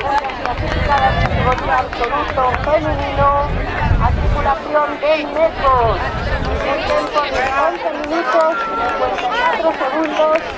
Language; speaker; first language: Spanish; non-native, local second language; Galician